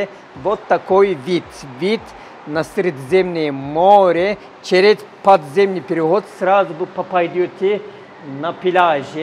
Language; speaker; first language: Russian; non-native, fluent; Turkish